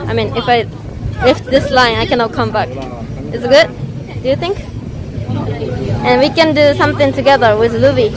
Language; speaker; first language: English; non-native, fluent; Japanese